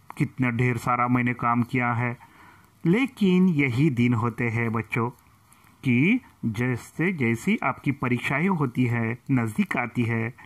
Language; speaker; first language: Hindi; non-native, local second language; Marathi